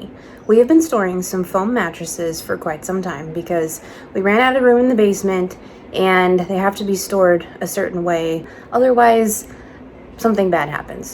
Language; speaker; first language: English; native; English